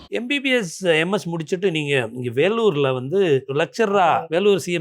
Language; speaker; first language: Tamil; native; Tamil